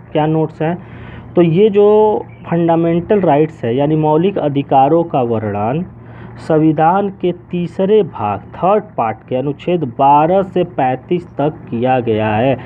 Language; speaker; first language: Hindi; native; Hindi